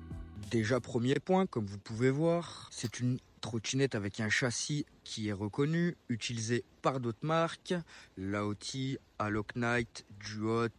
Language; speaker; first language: French; native; French